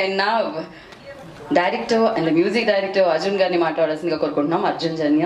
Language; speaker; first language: Telugu; native; Telugu